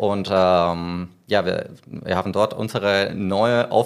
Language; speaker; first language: German; non-native, learner; Spanish